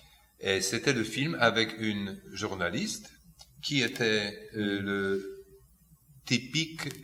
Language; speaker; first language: French; non-native, fluent; Polish